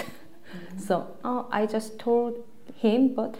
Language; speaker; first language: English; non-native, learner; Korean